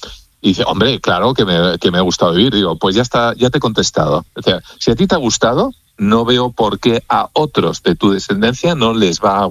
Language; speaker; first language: Spanish; native; Spanish